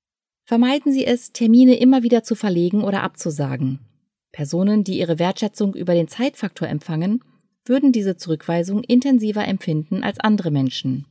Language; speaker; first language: German; native; German